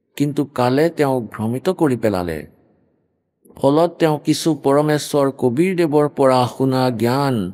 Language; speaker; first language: Assamese; native; Assamese